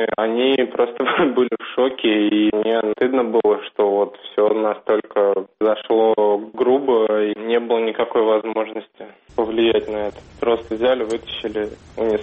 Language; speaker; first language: Russian; native; Russian